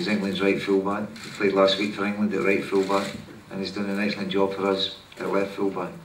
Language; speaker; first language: English; native; English